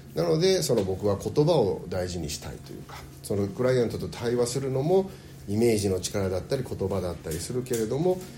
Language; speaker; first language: Japanese; early bilingual, heritage; Japanese